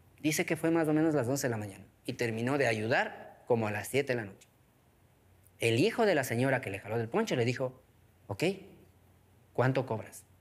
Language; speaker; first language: Spanish; non-native, local second language; Quechua